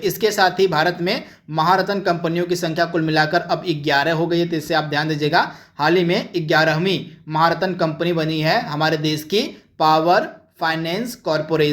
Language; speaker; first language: Hindi; native; Hindi